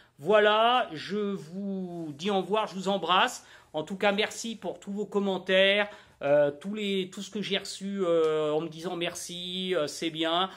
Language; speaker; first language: French; native; French